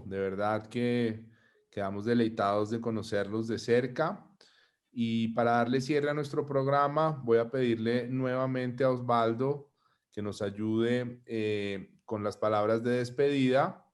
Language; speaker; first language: Spanish; native; Spanish